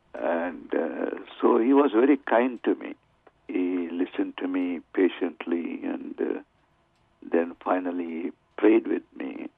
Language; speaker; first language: English; non-native, local second language; Tamil